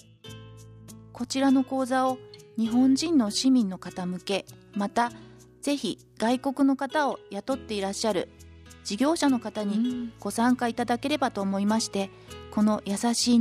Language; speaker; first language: Japanese; native; Japanese